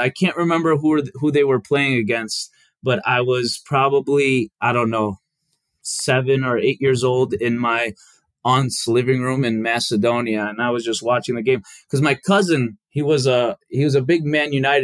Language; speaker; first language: English; early bilingual, other home language; Albanian